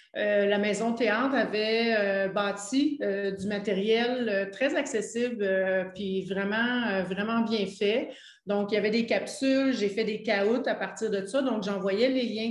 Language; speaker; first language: French; native; French